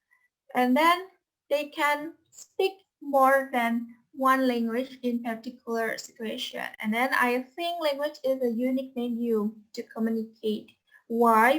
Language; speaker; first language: English; non-native, fluent; Indonesian